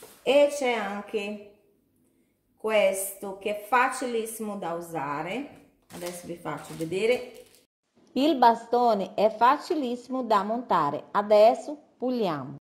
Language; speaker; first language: Italian; non-native, fluent; Portuguese